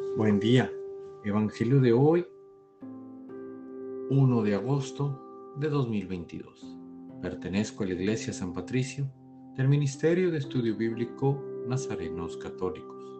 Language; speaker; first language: Spanish; native; Spanish